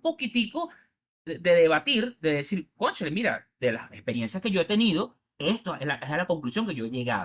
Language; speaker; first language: Spanish; native; Spanish